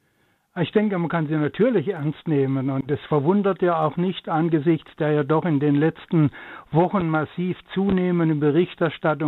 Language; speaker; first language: German; native; German